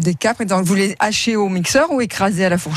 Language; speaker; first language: French; native; French